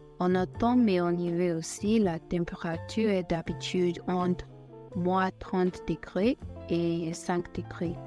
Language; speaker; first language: French; non-native, learner; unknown